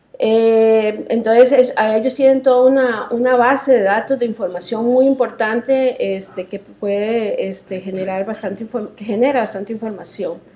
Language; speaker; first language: Spanish; native; Spanish